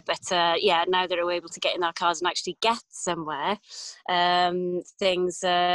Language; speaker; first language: English; native; English